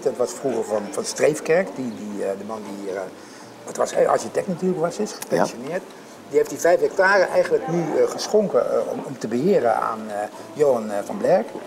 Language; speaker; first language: Dutch; native; Dutch